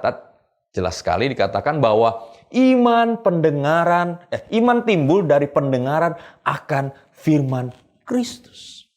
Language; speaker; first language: Indonesian; native; Indonesian